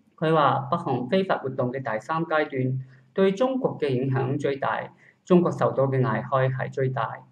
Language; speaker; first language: Cantonese; non-native, learner; Japanese